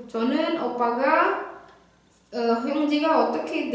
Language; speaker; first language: Korean; non-native, fluent; Indonesian